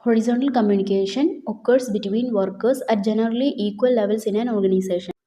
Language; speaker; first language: English; non-native, local second language; Malayalam